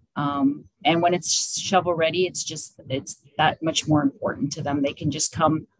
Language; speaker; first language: English; native; English